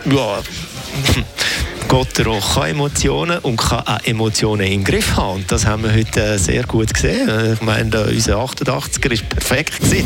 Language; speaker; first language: German; native; German